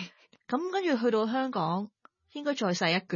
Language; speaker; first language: Cantonese; native; Cantonese